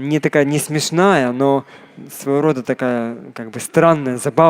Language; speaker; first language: Russian; native; Russian